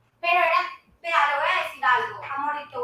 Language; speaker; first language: Spanish; native; Spanish